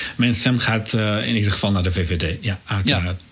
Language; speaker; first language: Dutch; non-native, fluent; Arabic